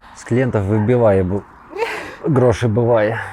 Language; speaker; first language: Ukrainian; non-native, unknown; Latvian